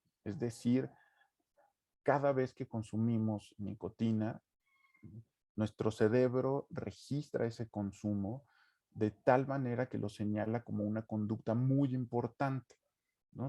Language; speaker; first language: Spanish; native; Spanish